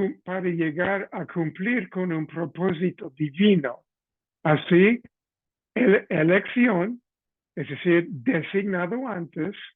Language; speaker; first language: Spanish; non-native, fluent; English